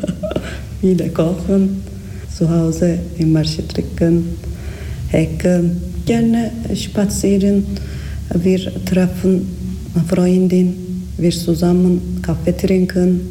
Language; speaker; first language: German; non-native, learner; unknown